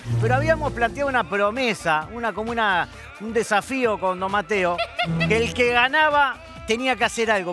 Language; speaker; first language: Spanish; native; Spanish